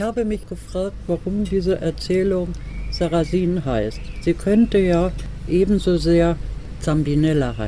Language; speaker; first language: German; native; German